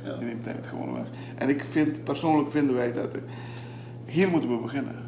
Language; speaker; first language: Dutch; non-native, local second language; Papiamento